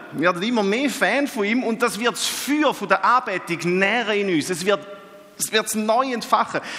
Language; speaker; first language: German; native; German